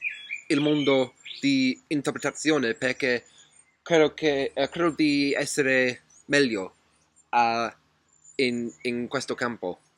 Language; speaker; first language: Italian; non-native, learner; English